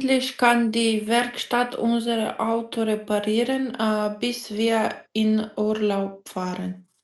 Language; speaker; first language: German; non-native, learner; Macedonian